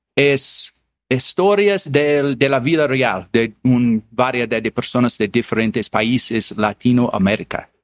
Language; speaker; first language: Spanish; non-native, fluent; English